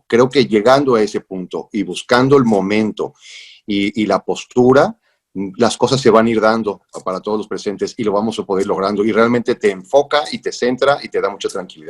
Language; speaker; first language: Spanish; native; Spanish